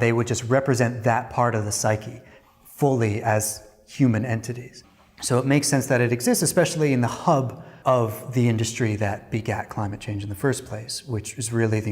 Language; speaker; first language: English; native; English